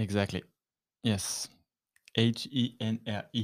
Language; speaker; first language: English; non-native, learner; French